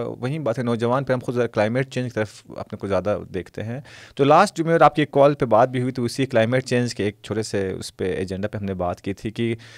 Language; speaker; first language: Urdu; non-native, local second language; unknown